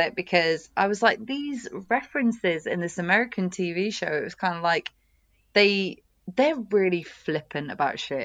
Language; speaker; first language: English; native; English